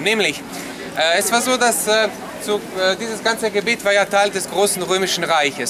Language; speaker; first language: German; non-native, fluent; Croatian